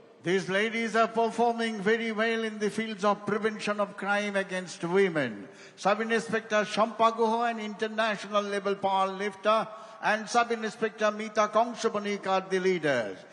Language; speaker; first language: English; non-native, local second language; Bangla